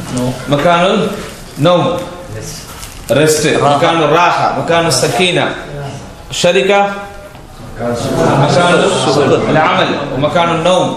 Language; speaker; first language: Arabic; non-native, fluent; Tamil